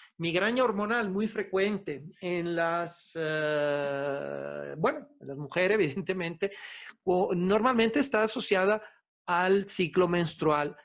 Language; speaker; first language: Spanish; non-native, fluent; Italian